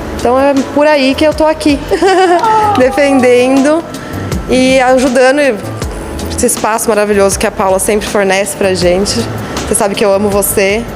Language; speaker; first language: Portuguese; native; Portuguese